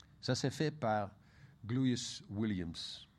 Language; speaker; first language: French; non-native, fluent; Dutch